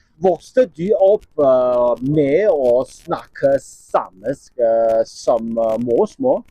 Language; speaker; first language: Norwegian; non-native, fluent; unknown